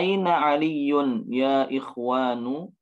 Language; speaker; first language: Arabic; non-native, learner; Indonesian